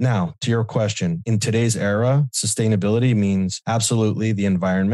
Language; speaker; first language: English; native; English